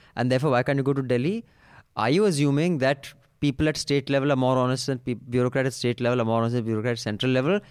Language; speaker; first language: English; non-native, local second language; Hindi